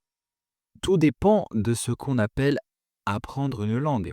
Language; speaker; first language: French; native; French